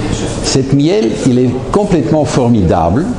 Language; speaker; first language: French; non-native, fluent; Russian